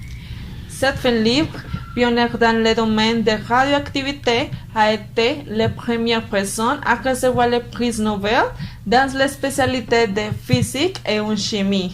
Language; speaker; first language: French; non-native, learner; Spanish